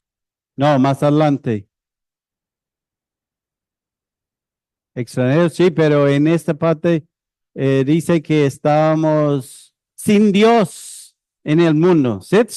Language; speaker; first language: Spanish; non-native, fluent; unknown